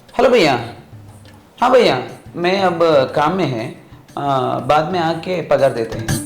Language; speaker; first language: Hindi; non-native, local second language; Kannada